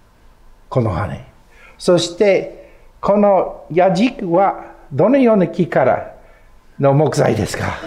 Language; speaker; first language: Japanese; non-native, fluent; English